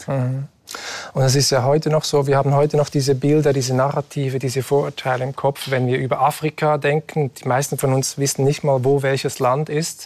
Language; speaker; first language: German; native; German